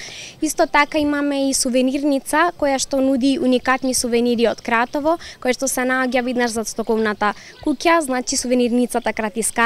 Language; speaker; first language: Macedonian; native; Macedonian